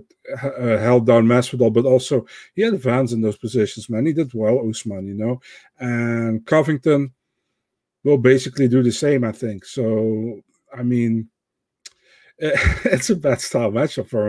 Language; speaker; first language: English; non-native, fluent; Dutch